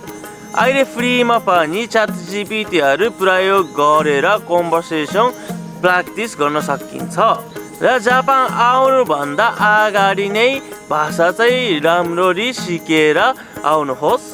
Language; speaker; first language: Nepali; non-native, fluent; Japanese